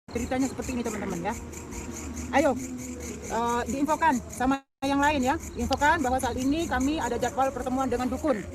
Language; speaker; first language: Indonesian; non-native, local second language; Madurese